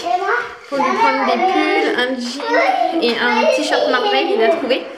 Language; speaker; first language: French; native; French